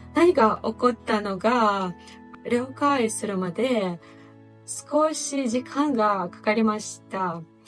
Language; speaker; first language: Japanese; non-native, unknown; Ukrainian